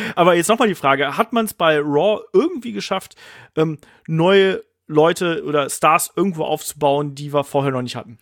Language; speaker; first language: German; native; German